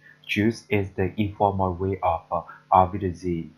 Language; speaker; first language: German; non-native, learner; English